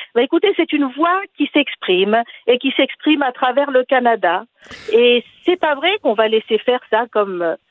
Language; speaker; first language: French; non-native, local second language; Arabic